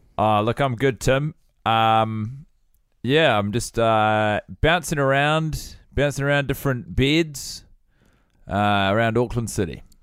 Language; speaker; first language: English; native; English